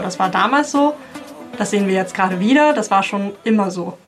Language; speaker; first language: German; native; German